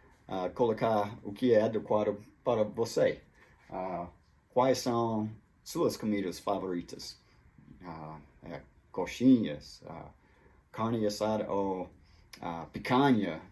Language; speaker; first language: Portuguese; non-native, fluent; English